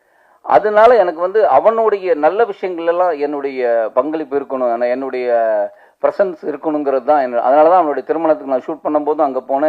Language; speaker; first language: Tamil; native; Tamil